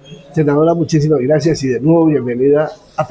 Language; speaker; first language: Spanish; native; Spanish